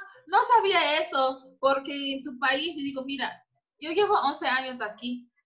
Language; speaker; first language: Spanish; non-native, fluent; English